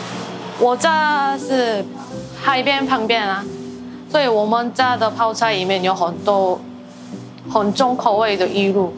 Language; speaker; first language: Chinese; non-native, learner; Korean